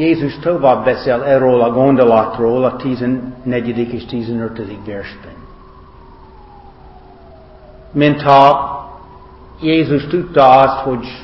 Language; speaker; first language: Hungarian; non-native, learner; English